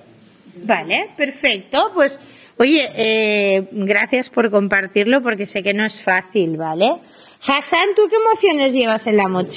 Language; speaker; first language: Spanish; native; Spanish